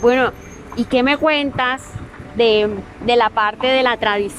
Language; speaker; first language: Spanish; native; Spanish